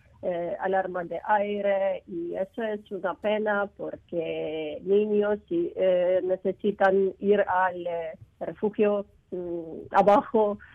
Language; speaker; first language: Spanish; non-native, learner; Ukrainian